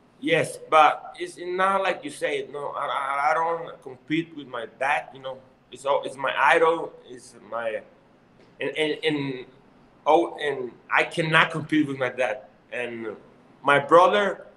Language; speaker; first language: English; non-native, learner; Spanish